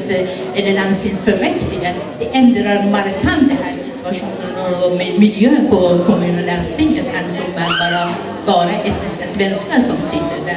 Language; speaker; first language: Swedish; non-native, fluent; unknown